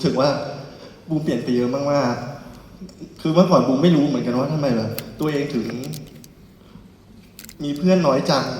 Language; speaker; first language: Thai; native; Thai